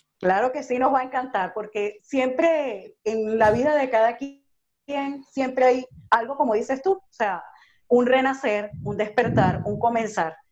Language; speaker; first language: Spanish; native; Spanish